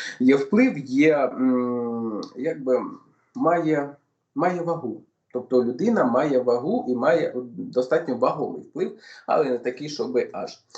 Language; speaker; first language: Ukrainian; non-native, local second language; Russian